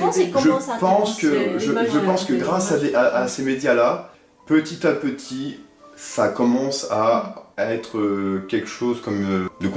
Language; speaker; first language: French; native; French